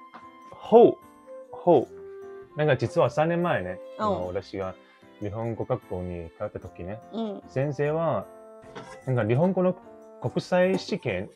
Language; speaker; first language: Japanese; non-native, learner; Cantonese